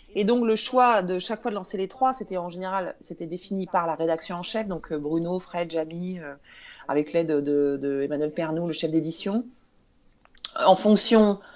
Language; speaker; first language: French; native; French